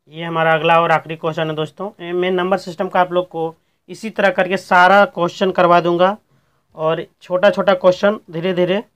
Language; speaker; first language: Hindi; native; Hindi